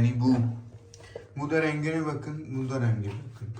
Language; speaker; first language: Turkish; non-native, learner; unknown